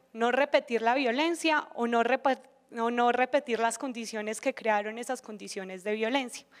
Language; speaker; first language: Spanish; native; Spanish